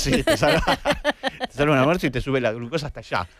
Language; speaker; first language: Spanish; native; Spanish